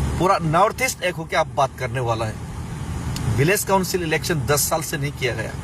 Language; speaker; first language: Hindi; non-native, local second language; Kok Borok